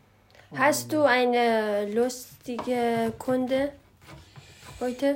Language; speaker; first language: German; non-native, learner; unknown